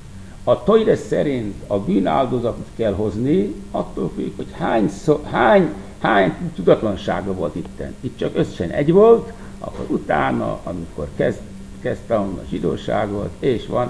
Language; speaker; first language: Hungarian; non-native, fluent; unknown